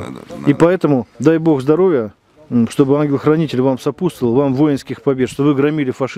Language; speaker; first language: Russian; native; Russian